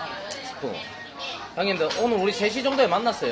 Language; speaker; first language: Korean; native; Korean